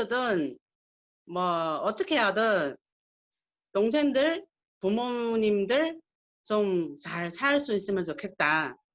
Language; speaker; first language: Korean; non-native, learner; Chinese